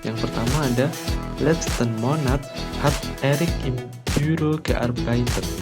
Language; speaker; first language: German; non-native, learner; Indonesian